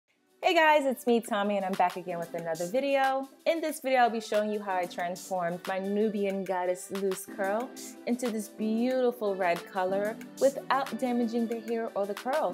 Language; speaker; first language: English; native; English